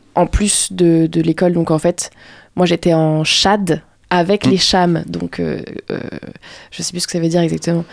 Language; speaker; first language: French; native; French